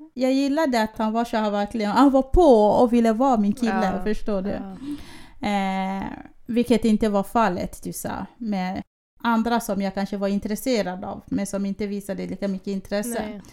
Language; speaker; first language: Swedish; early bilingual, other home language; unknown